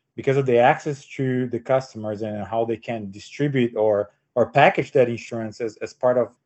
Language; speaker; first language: English; non-native, fluent; Portuguese